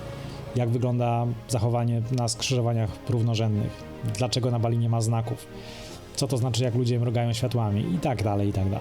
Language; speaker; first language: Polish; native; Polish